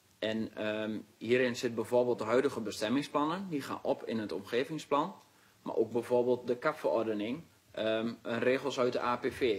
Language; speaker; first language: Dutch; native; Dutch